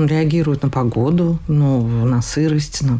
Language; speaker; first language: Russian; native; Russian